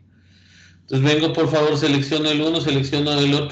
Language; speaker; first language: Spanish; native; Spanish